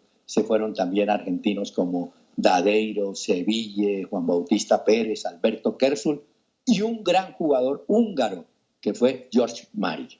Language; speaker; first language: Spanish; native; Spanish